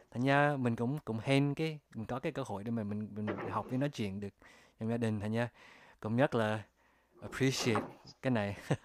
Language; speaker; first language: Vietnamese; early bilingual, heritage; Vietnamese